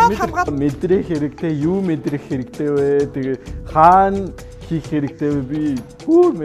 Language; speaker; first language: Mongolian; non-native, learner; French